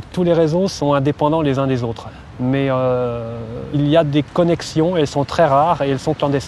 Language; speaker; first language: French; native; French